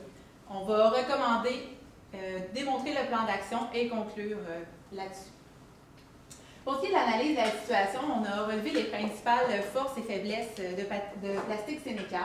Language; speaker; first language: French; native; French